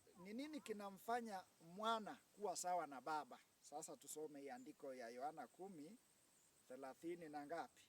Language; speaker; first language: Swahili; non-native, local second language; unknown